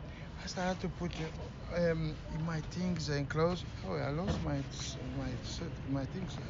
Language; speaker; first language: English; non-native, learner; Kabuverdianu